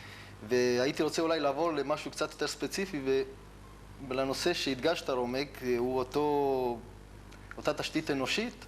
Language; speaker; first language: Hebrew; native; Hebrew